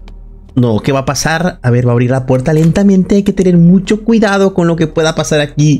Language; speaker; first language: Spanish; native; Spanish